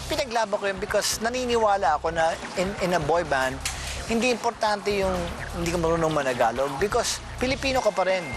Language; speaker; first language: Filipino; native; Filipino